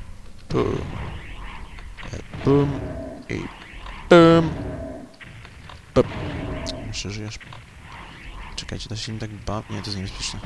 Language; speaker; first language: Polish; native; Polish